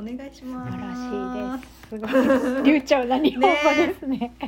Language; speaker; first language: Japanese; native; Japanese